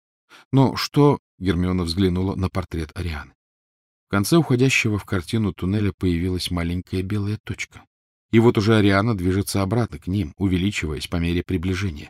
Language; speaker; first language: Russian; native; Russian